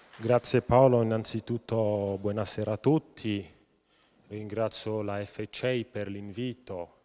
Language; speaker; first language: Italian; non-native, fluent; French